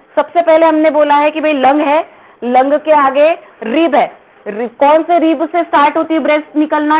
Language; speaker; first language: Hindi; non-native, local second language; Marathi